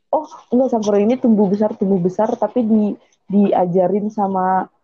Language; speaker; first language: Indonesian; early bilingual, heritage; English